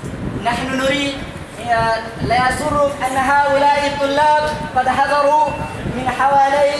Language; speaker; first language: Arabic; non-native, learner; Bangla